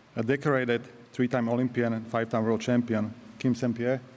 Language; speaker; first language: English; non-native, fluent; Slovak